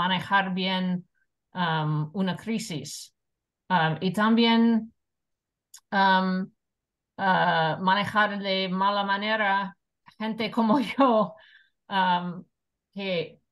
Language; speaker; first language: Spanish; non-native, fluent; English